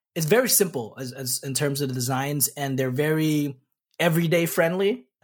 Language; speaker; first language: English; early bilingual, other home language; Pampanga